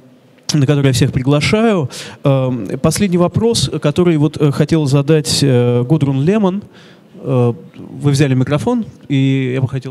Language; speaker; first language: Russian; native; Russian